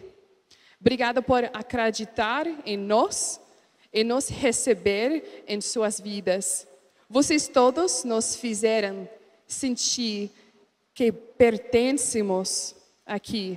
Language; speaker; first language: Portuguese; non-native, learner; English